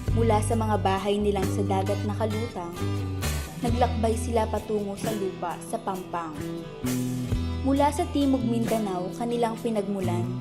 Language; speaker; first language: Filipino; native; Filipino